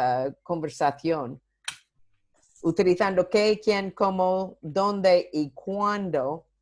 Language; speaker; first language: Spanish; non-native, fluent; English